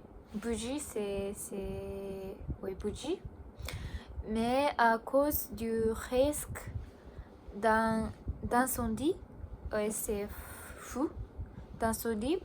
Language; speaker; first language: French; non-native, learner; Japanese